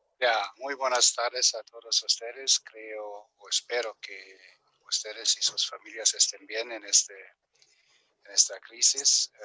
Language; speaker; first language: Spanish; non-native, fluent; German